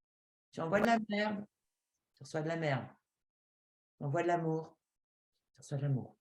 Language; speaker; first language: French; native; French